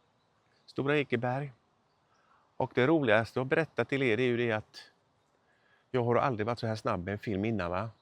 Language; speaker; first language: Swedish; native; Swedish